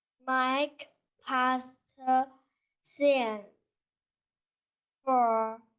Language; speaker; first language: English; non-native, learner; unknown